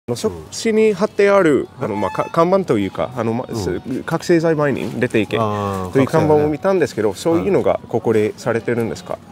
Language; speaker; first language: Japanese; non-native, fluent; English